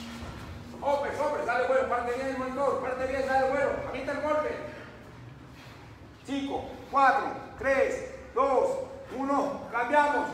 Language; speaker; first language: Spanish; native; Spanish